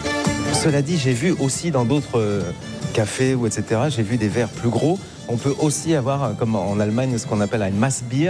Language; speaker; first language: French; native; French